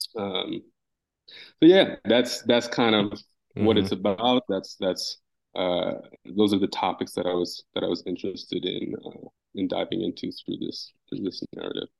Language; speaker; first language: English; native; English